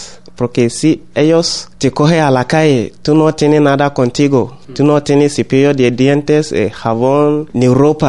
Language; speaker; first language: Spanish; non-native, learner; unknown